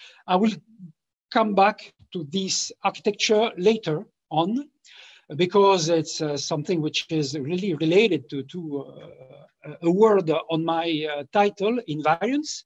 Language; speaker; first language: English; non-native, fluent; French